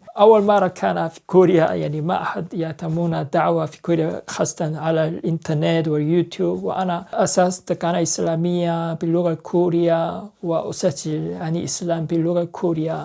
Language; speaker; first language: Arabic; non-native, learner; Korean